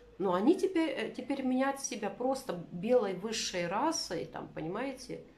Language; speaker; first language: Russian; native; Russian